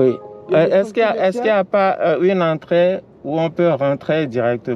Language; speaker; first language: French; non-native, fluent; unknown